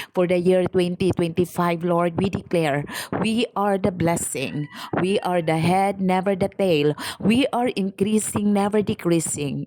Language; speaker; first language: English; non-native, local second language; Filipino